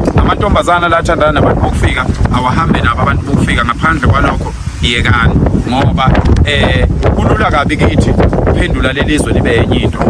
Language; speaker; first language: Zulu; native; Zulu